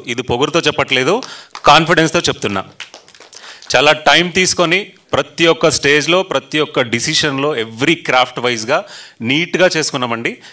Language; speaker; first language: Telugu; native; Telugu